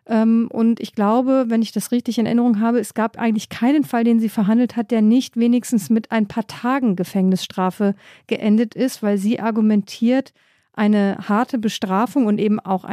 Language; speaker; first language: German; native; German